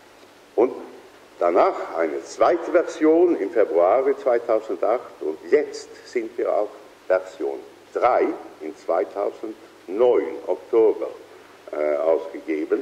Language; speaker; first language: German; non-native, fluent; Swedish